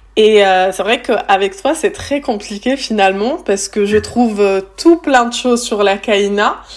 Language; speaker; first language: French; native; French